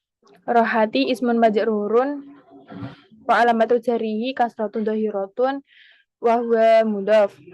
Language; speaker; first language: Arabic; non-native, learner; Indonesian